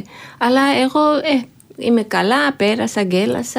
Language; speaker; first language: Greek; non-native, learner; Georgian